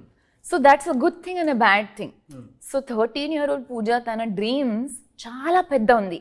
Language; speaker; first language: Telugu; non-native, learner; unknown